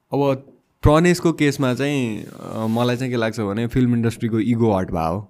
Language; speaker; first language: Nepali; non-native, local second language; Bhojpuri